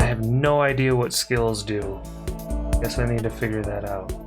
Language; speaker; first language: English; native; English